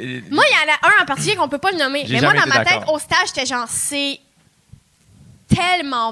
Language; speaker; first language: French; native; French